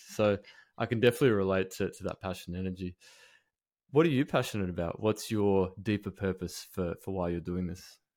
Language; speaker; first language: English; native; English